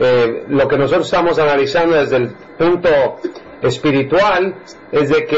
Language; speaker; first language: Spanish; native; Spanish